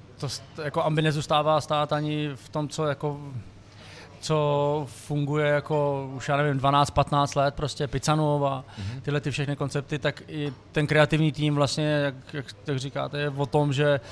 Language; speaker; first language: Czech; early bilingual, other home language; Ukrainian